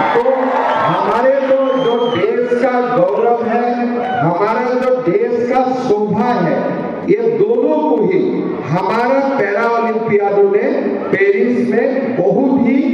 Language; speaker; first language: Hindi; non-native, local second language; Assamese